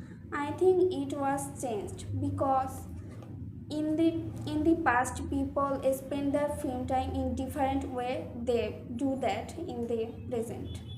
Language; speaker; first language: English; non-native, learner; Bangla